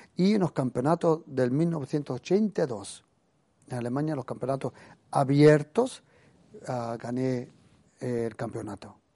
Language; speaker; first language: Spanish; early bilingual, other home language; German